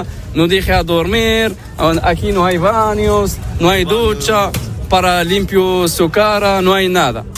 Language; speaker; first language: Spanish; non-native, learner; Arabic